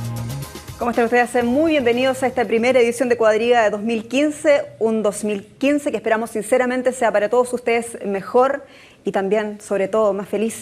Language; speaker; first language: Spanish; native; Spanish